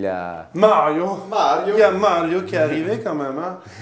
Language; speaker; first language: French; native; French